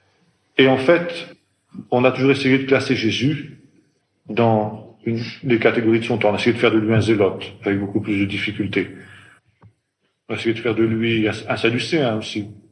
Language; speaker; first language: French; native; French